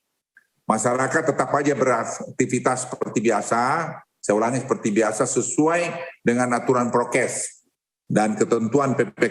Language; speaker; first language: Indonesian; native; Indonesian